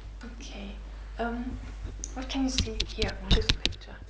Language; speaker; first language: English; non-native, fluent; German